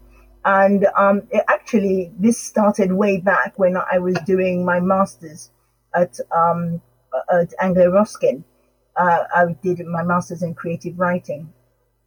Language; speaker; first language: English; non-native, local second language; Krio